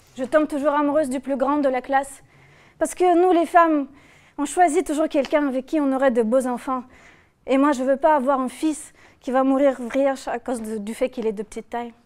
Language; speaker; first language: French; non-native, fluent; Russian